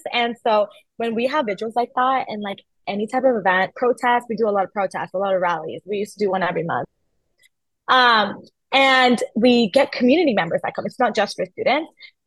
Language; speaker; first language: English; early bilingual, other home language; Persian